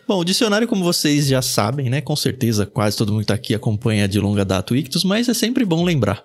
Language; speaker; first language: Portuguese; native; Portuguese